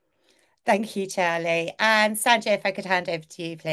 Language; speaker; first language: English; native; English